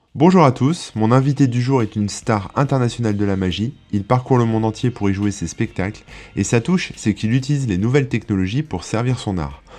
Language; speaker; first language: French; native; French